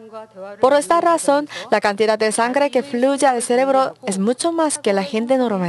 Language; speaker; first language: Spanish; non-native, learner; Korean